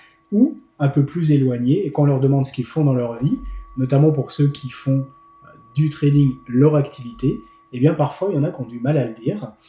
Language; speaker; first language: French; native; French